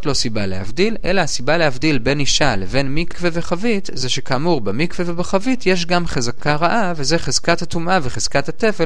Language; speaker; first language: Hebrew; native; Hebrew